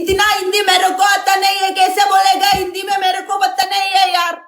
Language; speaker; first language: Hindi; non-native, learner; Malayalam